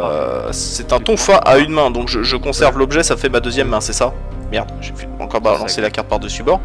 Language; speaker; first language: French; native; French